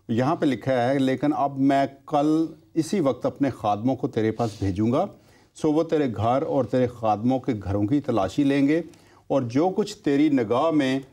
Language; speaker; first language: Urdu; non-native, local second language; Punjabi